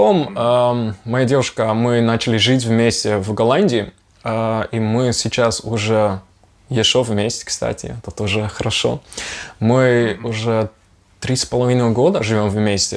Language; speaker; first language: Russian; non-native, fluent; Dutch